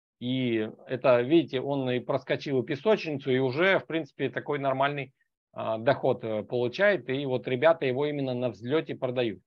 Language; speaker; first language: Russian; native; Russian